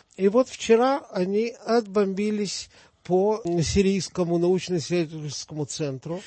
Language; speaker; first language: Russian; native; Russian